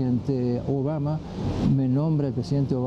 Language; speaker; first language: Spanish; native; Spanish